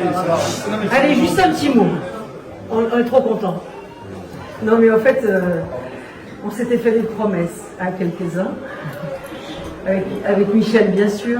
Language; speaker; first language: French; native; French